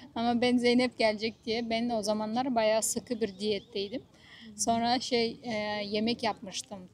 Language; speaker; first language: Turkish; non-native, fluent; Japanese